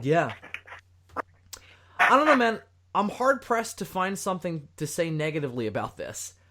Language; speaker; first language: English; native; English